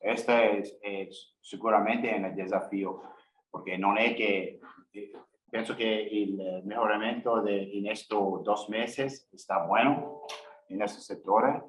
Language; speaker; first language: Spanish; non-native, learner; English